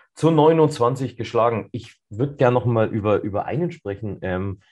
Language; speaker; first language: German; native; German